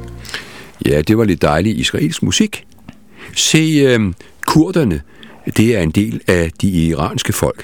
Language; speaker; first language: Danish; native; Danish